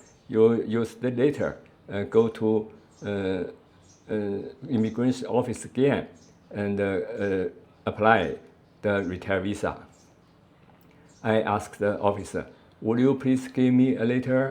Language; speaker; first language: English; non-native, learner; Chinese